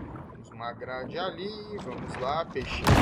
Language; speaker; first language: Portuguese; native; Portuguese